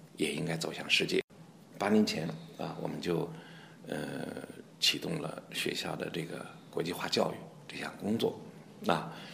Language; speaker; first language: Chinese; native; Chinese